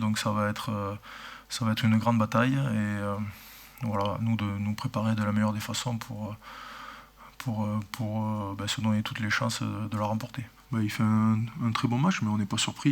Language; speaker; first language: French; native; French